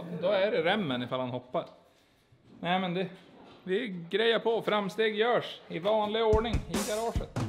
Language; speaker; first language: Swedish; native; Swedish